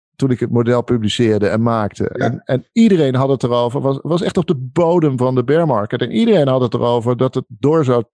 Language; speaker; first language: Dutch; native; Dutch